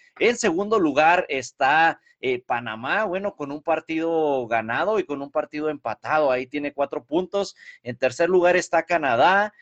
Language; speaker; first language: Spanish; early bilingual, heritage; Spanish